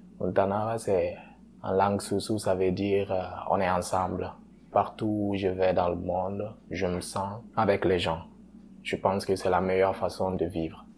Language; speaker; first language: French; non-native, local second language; Susu